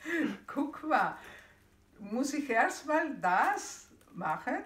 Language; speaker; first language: German; non-native, fluent; Spanish